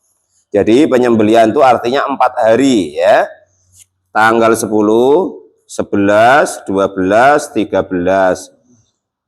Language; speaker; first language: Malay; non-native, local second language; Javanese